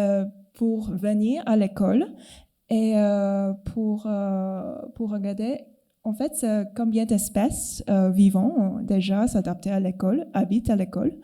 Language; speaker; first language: French; non-native, fluent; Cantonese